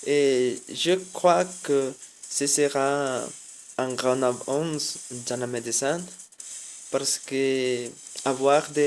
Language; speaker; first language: French; non-native, learner; Spanish